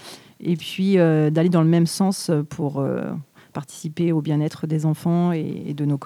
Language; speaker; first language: French; native; French